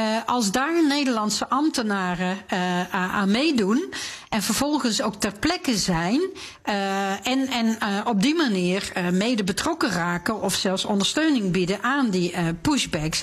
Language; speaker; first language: Dutch; native; Dutch